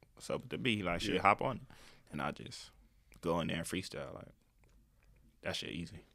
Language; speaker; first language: English; native; English